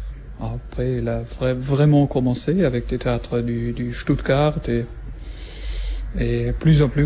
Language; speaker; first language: French; non-native, learner; German